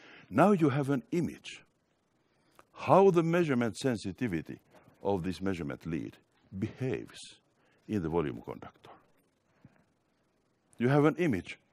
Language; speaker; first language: English; non-native, fluent; Finnish